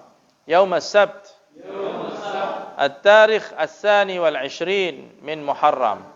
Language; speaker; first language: Arabic; non-native, fluent; Indonesian